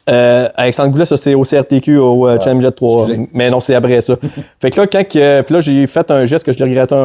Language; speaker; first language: French; native; French